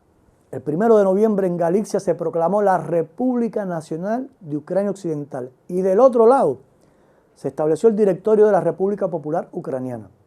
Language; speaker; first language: Spanish; native; Spanish